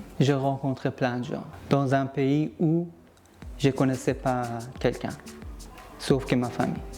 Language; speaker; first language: French; non-native, fluent; Persian